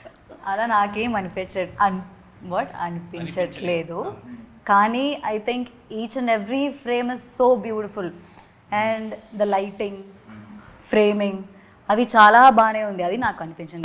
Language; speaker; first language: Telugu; non-native, learner; Malayalam